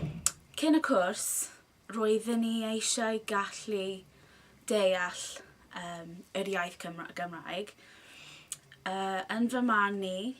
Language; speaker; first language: Welsh; non-native, learner; English